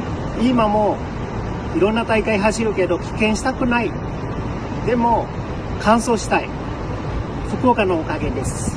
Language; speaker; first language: Japanese; non-native, learner; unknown